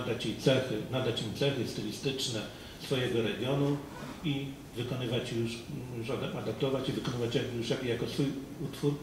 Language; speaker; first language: Polish; native; Polish